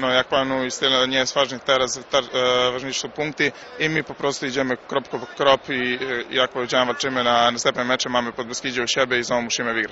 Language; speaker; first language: Polish; non-native, learner; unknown